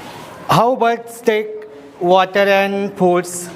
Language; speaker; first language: English; non-native, local second language; Hindi